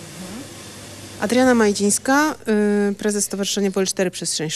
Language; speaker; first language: Polish; native; Polish